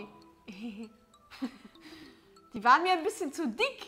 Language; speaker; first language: German; native; German